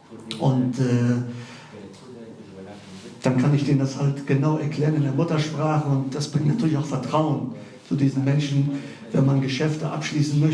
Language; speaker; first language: German; early bilingual, other home language; Kurdish